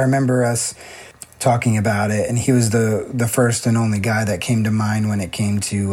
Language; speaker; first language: English; native; English